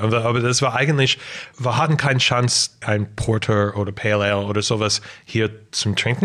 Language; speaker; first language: German; non-native, fluent; English